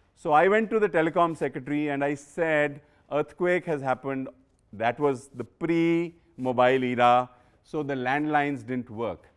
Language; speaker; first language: English; non-native, local second language; Punjabi